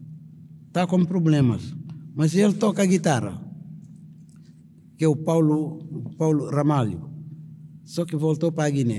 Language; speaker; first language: Portuguese; non-native, local second language; Mandingo